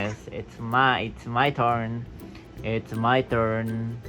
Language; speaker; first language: English; non-native, local second language; Filipino